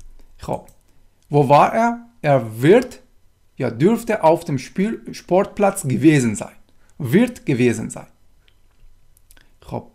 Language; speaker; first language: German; non-native, fluent; Persian